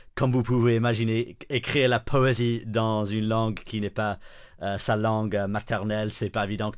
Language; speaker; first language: French; non-native, fluent; English